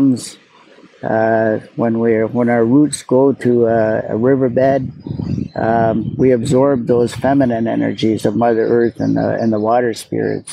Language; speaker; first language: English; native; English